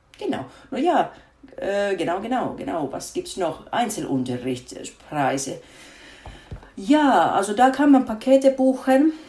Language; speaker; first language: German; non-native, fluent; Finnish